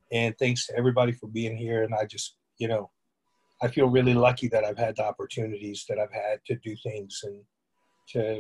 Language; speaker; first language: English; native; English